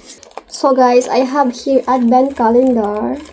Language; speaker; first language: English; non-native, learner; Filipino